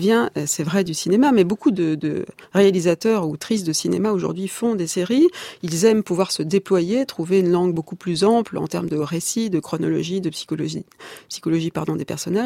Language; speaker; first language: French; native; French